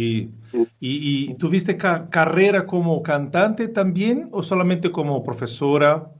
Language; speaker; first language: Spanish; non-native, fluent; Portuguese